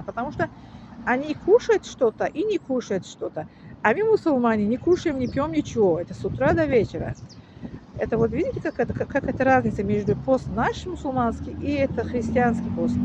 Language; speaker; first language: Russian; non-native, learner; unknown